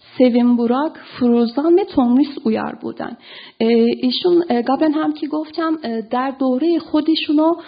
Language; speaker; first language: Persian; non-native, fluent; Turkish